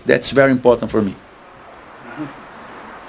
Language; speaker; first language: English; non-native, learner; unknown